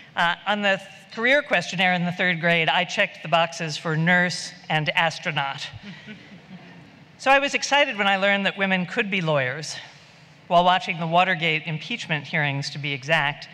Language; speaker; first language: English; native; English